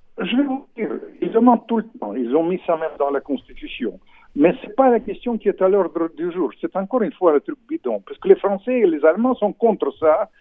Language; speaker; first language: French; non-native, fluent; Russian